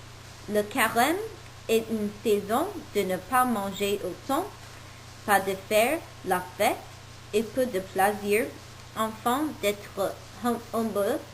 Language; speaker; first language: French; non-native, learner; English